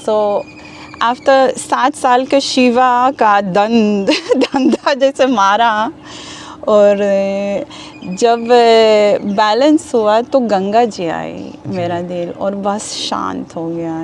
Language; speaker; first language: Hindi; non-native, learner; Hebrew